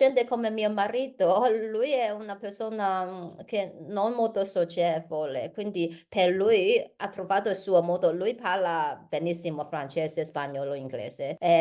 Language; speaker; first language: Italian; non-native, learner; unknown